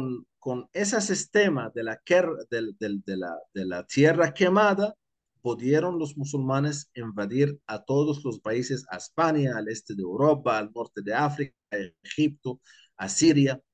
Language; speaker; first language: Spanish; non-native, fluent; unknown